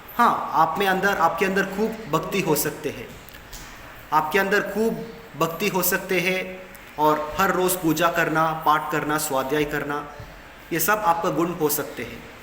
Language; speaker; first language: Hindi; non-native, local second language; Kannada